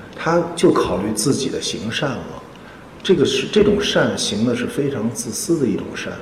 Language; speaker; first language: Chinese; native; Chinese